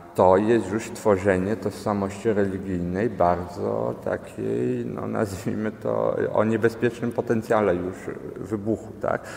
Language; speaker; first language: Polish; native; Polish